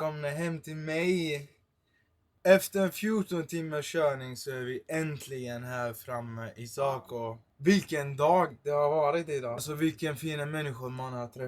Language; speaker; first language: Swedish; early bilingual, other home language; Arabic